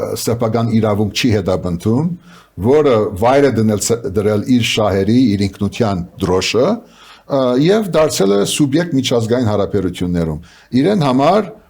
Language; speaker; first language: Armenian; early bilingual, heritage; Armenian